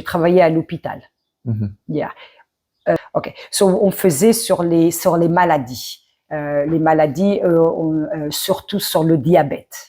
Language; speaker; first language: French; early bilingual, other home language; Arabic